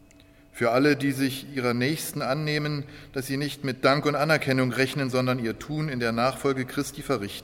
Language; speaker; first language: German; native; German